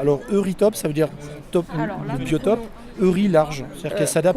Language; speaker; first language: French; native; French